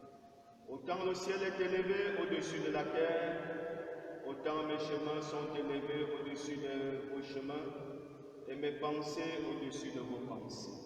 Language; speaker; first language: French; native; French